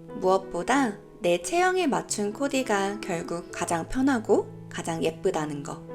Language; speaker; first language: Korean; native; Korean